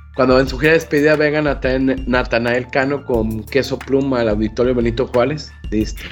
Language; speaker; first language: Spanish; native; Spanish